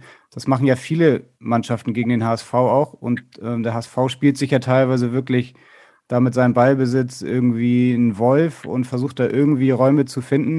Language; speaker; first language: German; native; German